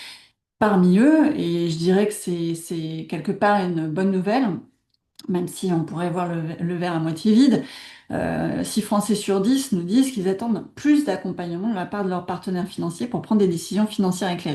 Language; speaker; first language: French; native; French